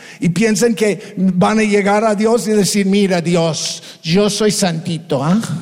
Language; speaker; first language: Spanish; non-native, fluent; English